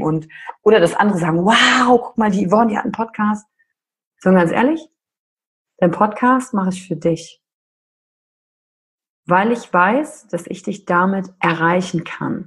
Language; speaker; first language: German; native; German